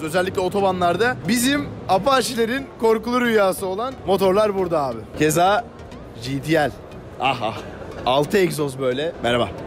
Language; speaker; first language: Turkish; native; Turkish